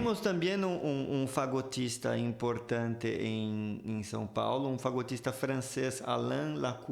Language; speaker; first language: Spanish; non-native, fluent; Portuguese